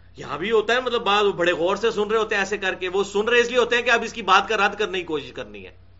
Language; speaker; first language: Urdu; non-native, local second language; Punjabi